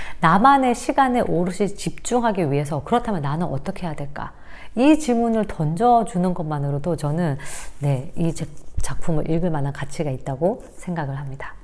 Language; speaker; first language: Korean; native; Korean